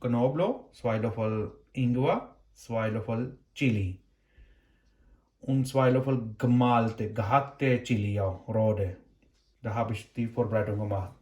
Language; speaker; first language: German; non-native, learner; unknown